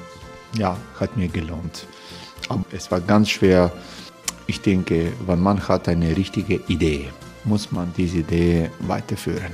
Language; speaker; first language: German; non-native, learner; Croatian